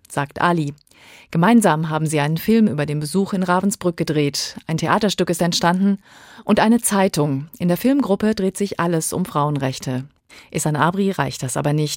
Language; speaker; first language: German; native; German